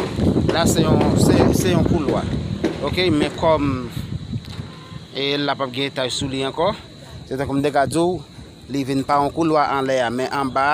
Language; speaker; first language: French; non-native, learner; Haitian Creole